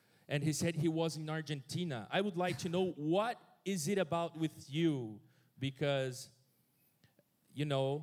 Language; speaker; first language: English; non-native, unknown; Portuguese